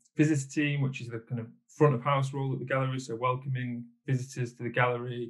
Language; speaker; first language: English; native; English